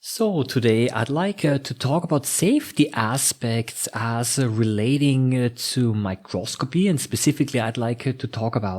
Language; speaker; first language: English; non-native, fluent; German